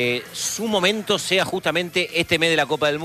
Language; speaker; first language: Spanish; native; Spanish